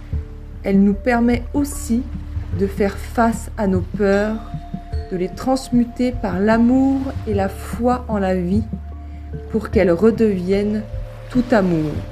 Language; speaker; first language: French; native; French